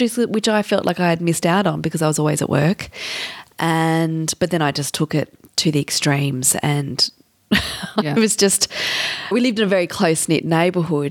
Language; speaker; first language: English; native; English